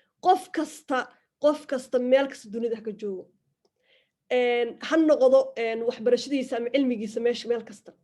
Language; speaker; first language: Somali; early bilingual, heritage; Somali